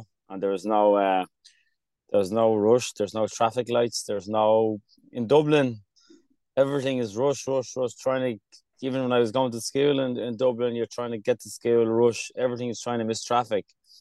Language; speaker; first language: English; early bilingual, other home language; Kurdish